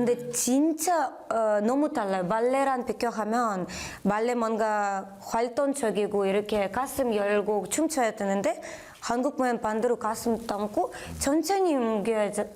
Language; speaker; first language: Korean; non-native, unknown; Ukrainian